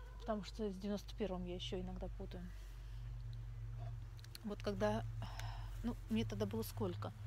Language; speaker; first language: Russian; native; Russian